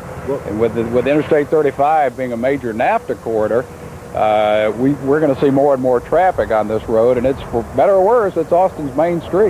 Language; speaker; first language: English; native; English